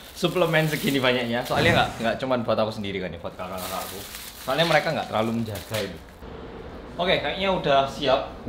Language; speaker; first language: Indonesian; early bilingual, other home language; Korean